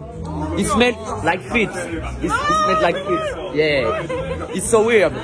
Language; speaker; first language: English; non-native, learner; French